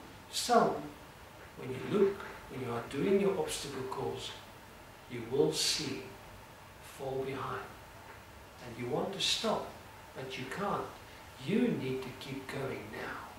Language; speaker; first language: English; non-native, local second language; Afrikaans